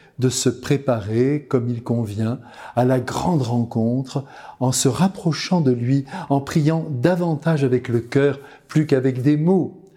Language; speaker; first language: French; native; French